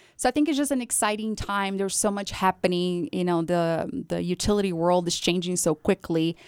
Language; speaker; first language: English; non-native, fluent; Portuguese